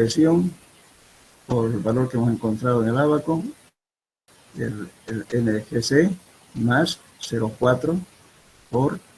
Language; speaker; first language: Spanish; native; Spanish